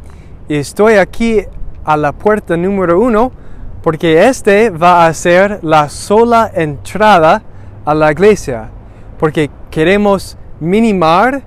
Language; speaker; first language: Spanish; non-native, learner; English